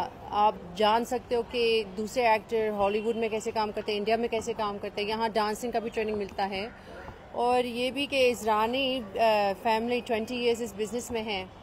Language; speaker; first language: Hindi; early bilingual, heritage; Hindi